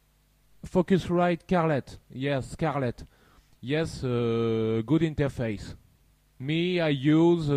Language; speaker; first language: English; non-native, learner; French